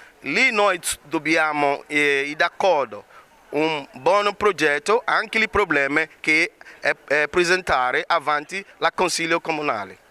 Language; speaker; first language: Italian; non-native, learner; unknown